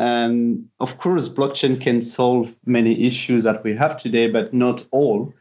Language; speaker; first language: English; non-native, fluent; French